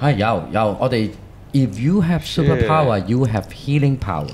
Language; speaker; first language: English; non-native, local second language; Cantonese